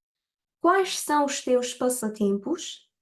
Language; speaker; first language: Portuguese; non-native, fluent; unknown